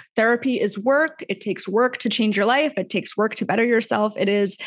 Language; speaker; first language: English; native; English